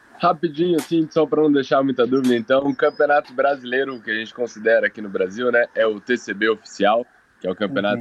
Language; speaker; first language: Portuguese; native; Portuguese